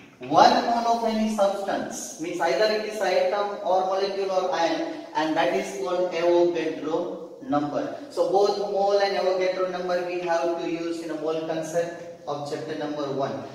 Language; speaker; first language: English; non-native, local second language; Hindi